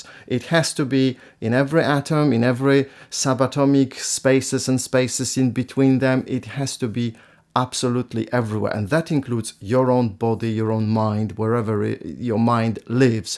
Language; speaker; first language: English; non-native, fluent; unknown